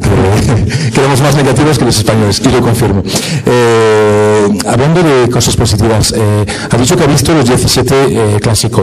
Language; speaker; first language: Spanish; non-native, fluent; French